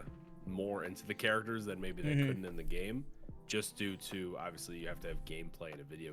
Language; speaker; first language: English; native; English